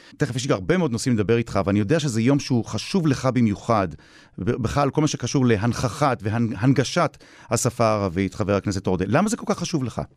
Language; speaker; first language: Hebrew; native; Hebrew